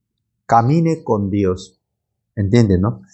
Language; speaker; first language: Spanish; non-native, learner; Korean